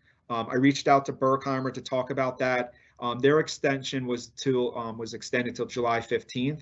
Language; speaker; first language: English; native; English